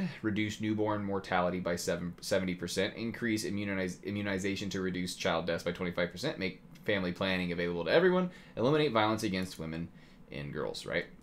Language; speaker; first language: English; native; English